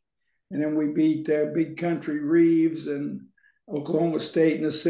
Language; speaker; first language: English; native; English